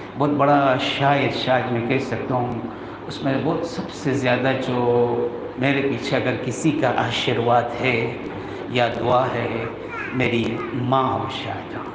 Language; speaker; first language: Urdu; non-native, local second language; Kashmiri